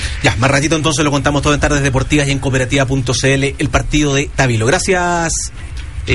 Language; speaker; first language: Spanish; native; Spanish